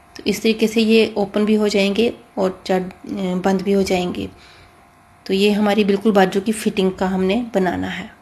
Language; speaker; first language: Hindi; native; Hindi